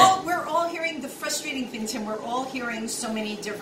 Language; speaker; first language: English; native; English